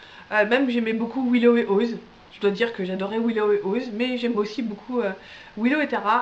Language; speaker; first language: French; native; French